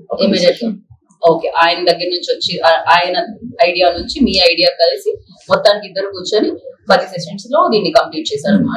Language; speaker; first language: Telugu; native; Telugu